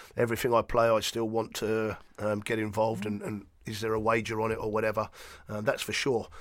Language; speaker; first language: English; native; English